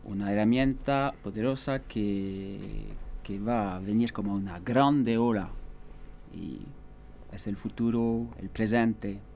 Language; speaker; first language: Spanish; non-native, fluent; French